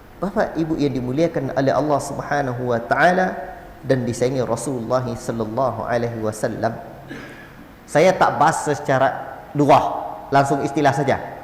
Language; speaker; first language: Malay; native; Malay